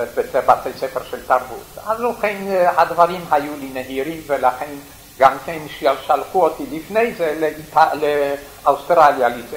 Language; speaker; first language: Hebrew; non-native, fluent; Yiddish